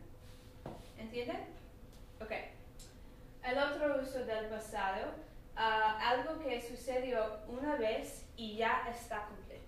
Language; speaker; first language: Spanish; non-native, learner; English